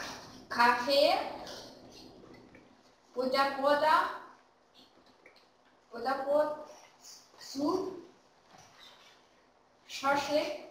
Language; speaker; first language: Russian; non-native, learner; German